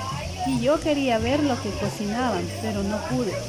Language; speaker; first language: Spanish; native; Spanish